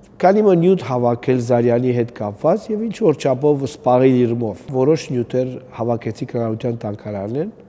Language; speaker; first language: Armenian; early bilingual, heritage; Armenian